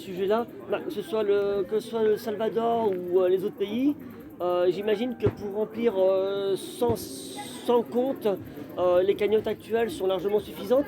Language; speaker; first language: French; native; French